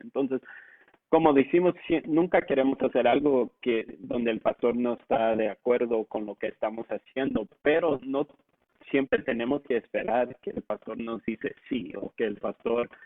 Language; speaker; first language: Spanish; non-native, local second language; English